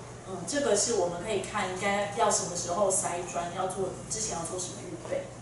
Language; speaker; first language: Chinese; native; Chinese